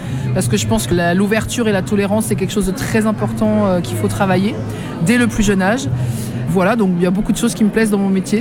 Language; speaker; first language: French; native; French